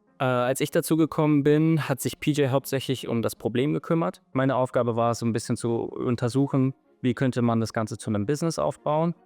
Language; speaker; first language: German; native; German